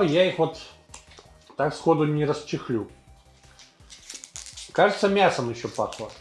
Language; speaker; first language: Russian; native; Russian